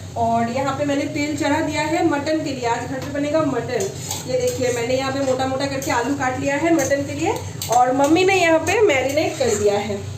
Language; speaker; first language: Hindi; non-native, local second language; Bangla